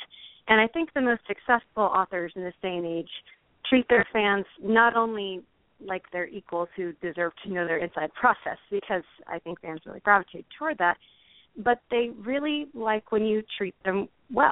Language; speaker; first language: English; native; English